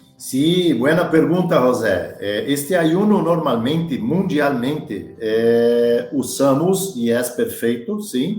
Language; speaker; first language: Spanish; non-native, learner; Portuguese